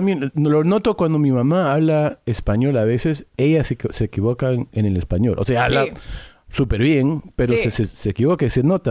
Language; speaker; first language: Spanish; early bilingual, heritage; English